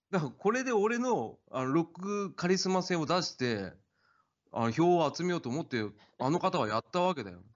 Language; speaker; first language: Japanese; native; Japanese